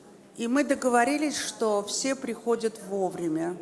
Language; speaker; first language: Russian; native; Russian